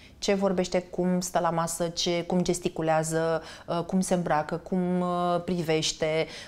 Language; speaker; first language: Romanian; native; Romanian